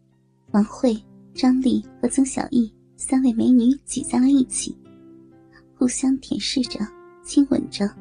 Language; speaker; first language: Chinese; native; Chinese